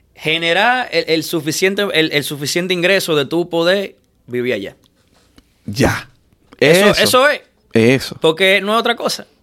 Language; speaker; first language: Spanish; native; Spanish